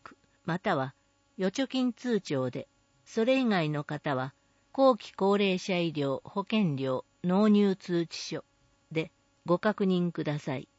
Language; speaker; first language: Japanese; native; Japanese